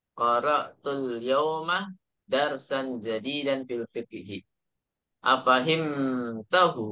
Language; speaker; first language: Arabic; non-native, fluent; Indonesian